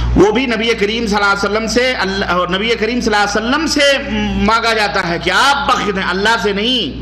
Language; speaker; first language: Urdu; native; Urdu